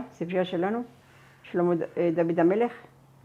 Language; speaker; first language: Hebrew; non-native, fluent; Persian